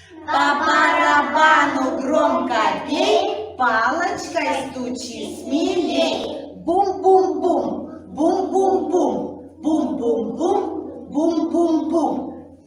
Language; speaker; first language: Russian; native; Russian